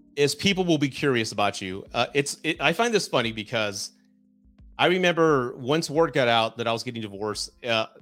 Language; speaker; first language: English; native; English